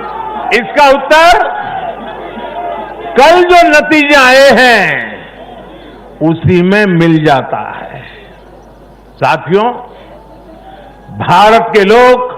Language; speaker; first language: Hindi; non-native, local second language; Gujarati